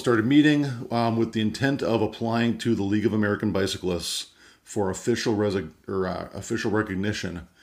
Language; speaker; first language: English; native; English